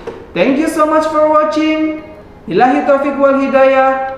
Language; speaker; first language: English; non-native, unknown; Indonesian